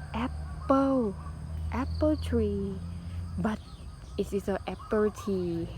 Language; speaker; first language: English; non-native, learner; Thai